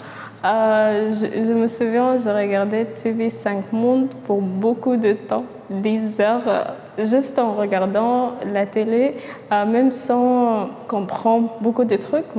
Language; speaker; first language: French; non-native, fluent; Arabic